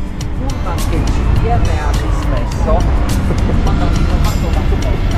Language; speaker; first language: Italian; native; Italian